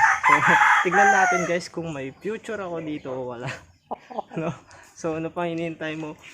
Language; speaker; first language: Filipino; non-native, local second language; Iloko